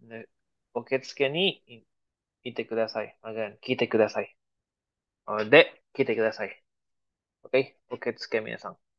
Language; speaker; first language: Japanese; non-native, fluent; Filipino